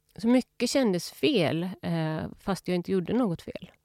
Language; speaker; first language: Swedish; early bilingual, other home language; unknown